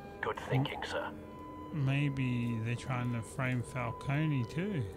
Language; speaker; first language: English; native; English